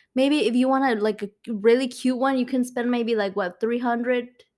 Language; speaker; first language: English; non-native, fluent; Spanish